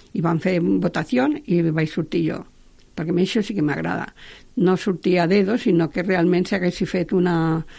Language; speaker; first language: Catalan; non-native, local second language; Spanish